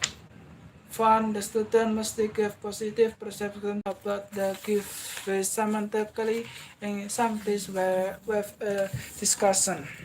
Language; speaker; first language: English; non-native, learner; Indonesian